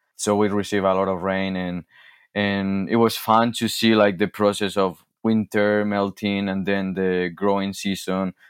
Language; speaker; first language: English; non-native, fluent; Spanish